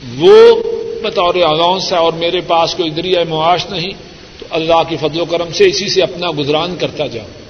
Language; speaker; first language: Urdu; non-native, local second language; Punjabi